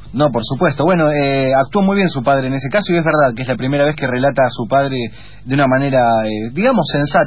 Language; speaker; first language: Spanish; native; Spanish